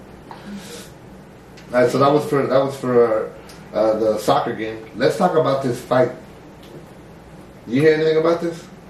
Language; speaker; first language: English; early bilingual, other home language; Spanish